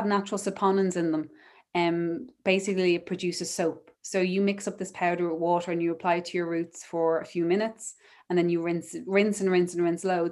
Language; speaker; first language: English; native; English